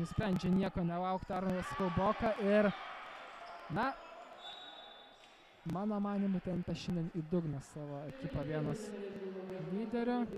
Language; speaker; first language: Lithuanian; native; Lithuanian